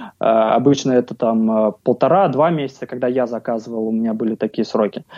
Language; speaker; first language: Russian; native; Russian